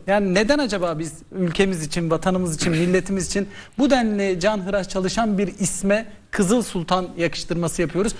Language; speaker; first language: Turkish; native; Turkish